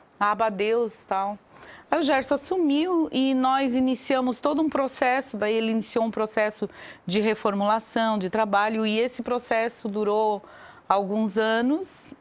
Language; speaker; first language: Portuguese; native; Portuguese